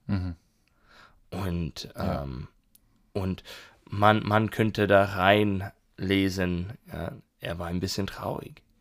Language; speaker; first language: German; non-native, learner; English